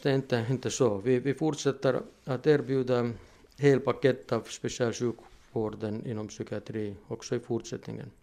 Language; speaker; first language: Swedish; non-native, fluent; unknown